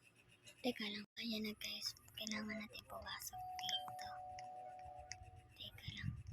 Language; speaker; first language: Filipino; non-native, local second language; Cebuano